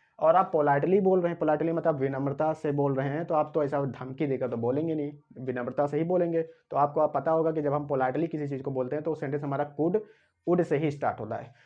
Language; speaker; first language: Hindi; native; Hindi